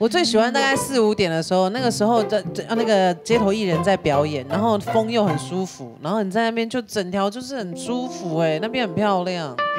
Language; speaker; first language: Chinese; native; Chinese